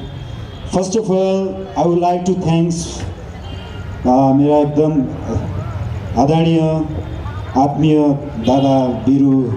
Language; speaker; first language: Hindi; non-native, learner; Nepali